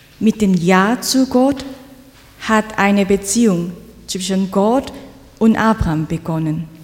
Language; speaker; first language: German; non-native, fluent; Korean